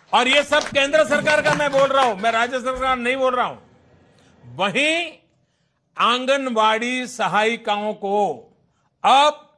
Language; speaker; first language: Hindi; non-native, local second language; Gujarati